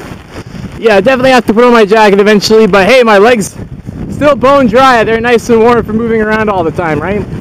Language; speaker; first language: English; native; English